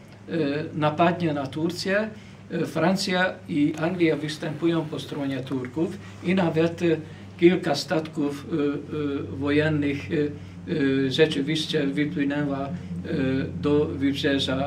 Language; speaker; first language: Polish; non-native, fluent; Hungarian